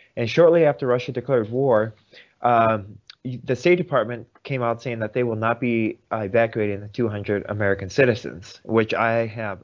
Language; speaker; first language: English; early bilingual, other home language; Russian